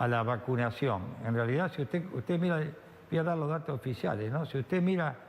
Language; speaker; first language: Spanish; native; Spanish